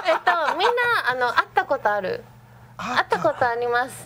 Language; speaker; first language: Japanese; non-native, learner; Chinese